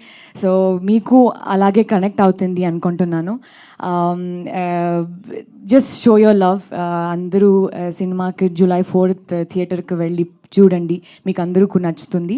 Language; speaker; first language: Telugu; non-native, learner; Kannada